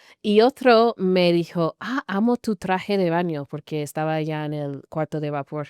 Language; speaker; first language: Spanish; non-native, fluent; English